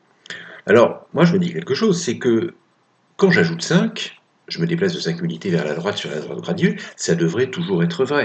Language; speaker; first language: French; native; French